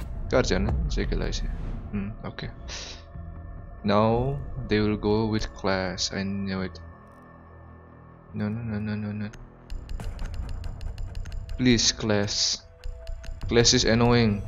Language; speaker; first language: English; non-native, learner; Bodo